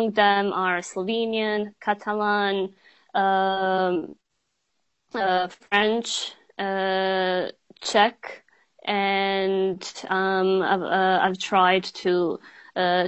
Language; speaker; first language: English; non-native, fluent; Bosnian